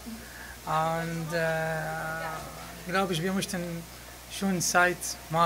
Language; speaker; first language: German; non-native, learner; Arabic